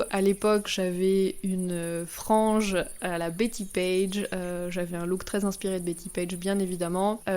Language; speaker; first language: French; native; French